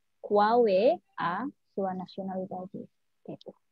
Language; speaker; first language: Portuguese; non-native, fluent; Indonesian